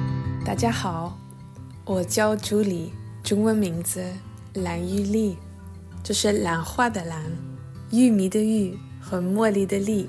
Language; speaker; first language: Chinese; non-native, fluent; Dutch